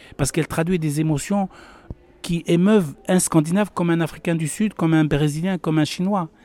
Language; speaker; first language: French; non-native, local second language; Arabic